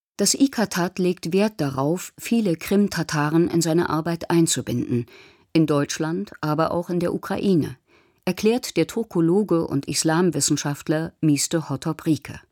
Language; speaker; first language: German; native; German